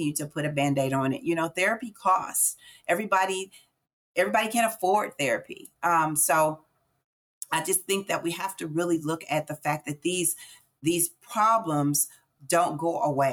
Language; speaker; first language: English; native; English